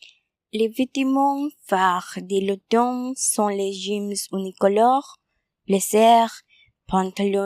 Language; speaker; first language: French; non-native, learner; Spanish